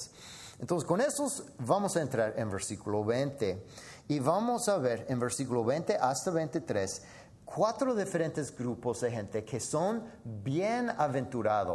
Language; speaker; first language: Spanish; non-native, fluent; English